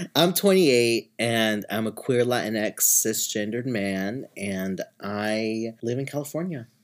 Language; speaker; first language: English; native; English